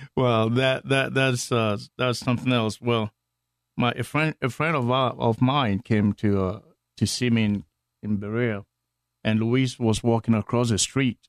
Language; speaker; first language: English; non-native, local second language; Akan